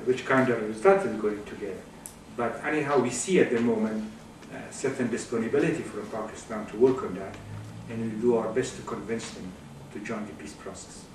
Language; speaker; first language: English; non-native, fluent; Persian